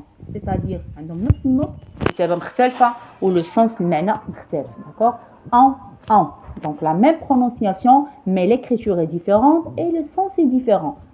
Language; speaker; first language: French; non-native, local second language; Arabic